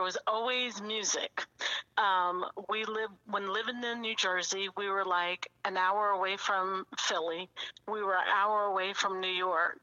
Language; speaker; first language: English; native; English